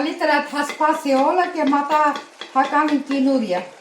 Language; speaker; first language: Greek; non-native, learner; Armenian